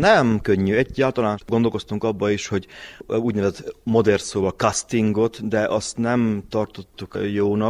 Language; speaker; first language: Hungarian; native; Hungarian